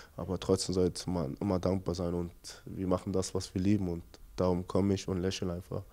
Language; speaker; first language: German; native; German